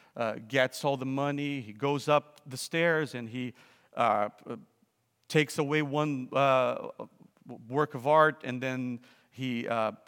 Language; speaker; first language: English; non-native, fluent; Portuguese